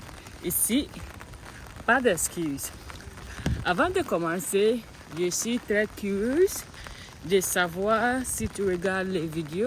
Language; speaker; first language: French; non-native, learner; English